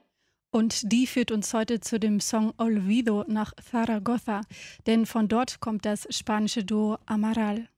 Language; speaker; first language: German; native; German